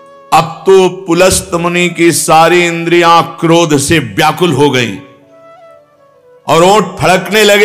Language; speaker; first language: Hindi; native; Hindi